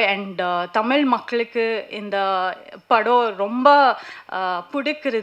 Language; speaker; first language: Tamil; non-native, learner; Kannada